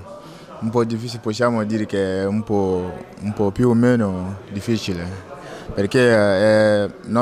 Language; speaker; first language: Italian; non-native, learner; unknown